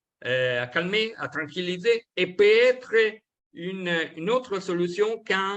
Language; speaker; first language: French; non-native, learner; Italian